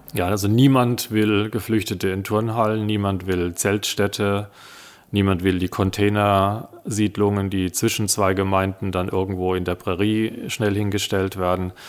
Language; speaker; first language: German; early bilingual, other home language; Italian